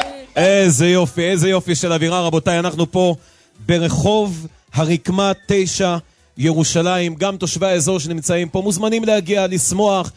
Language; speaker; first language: Hebrew; native; Hebrew